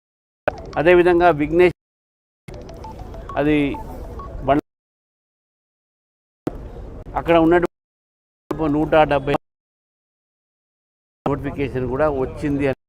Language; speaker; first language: Telugu; native; Telugu